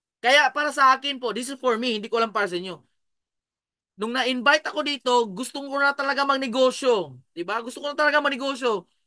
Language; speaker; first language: Filipino; non-native, local second language; Cebuano